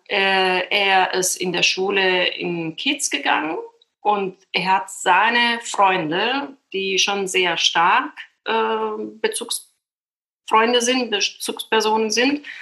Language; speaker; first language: German; non-native, fluent; Italian